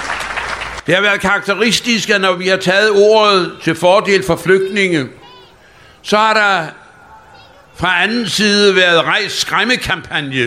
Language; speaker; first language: Danish; native; Danish